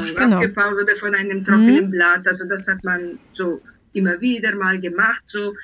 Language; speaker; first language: German; non-native, fluent; Italian